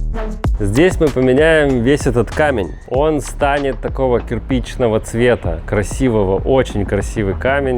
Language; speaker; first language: Russian; native; Russian